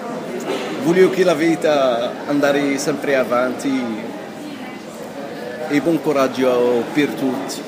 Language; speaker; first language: Italian; non-native, learner; Arabic